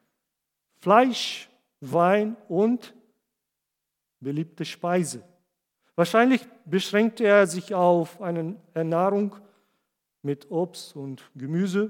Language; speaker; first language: German; non-native, fluent; Portuguese